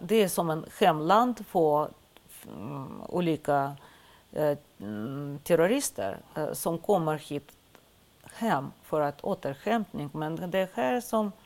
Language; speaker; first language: Swedish; non-native, fluent; Russian